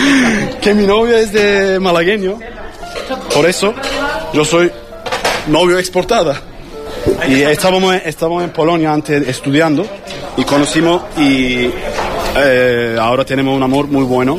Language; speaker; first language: Spanish; non-native, learner; Turkish